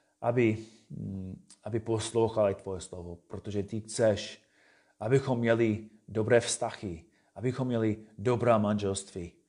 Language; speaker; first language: Czech; non-native, fluent; English